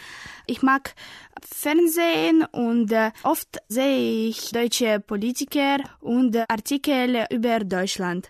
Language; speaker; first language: German; non-native, learner; Russian